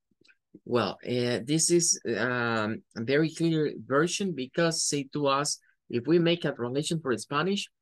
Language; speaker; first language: English; non-native, fluent; Spanish